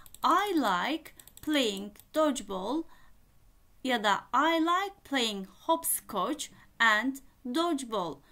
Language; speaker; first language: English; non-native, fluent; Turkish